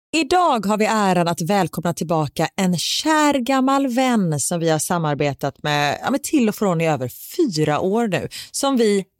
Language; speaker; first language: Swedish; native; Swedish